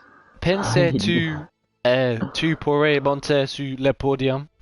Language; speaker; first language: French; non-native, learner; English